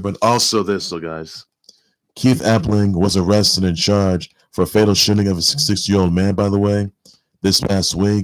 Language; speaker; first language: English; native; English